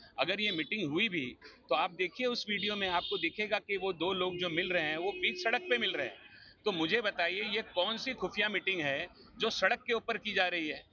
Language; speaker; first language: Hindi; native; Hindi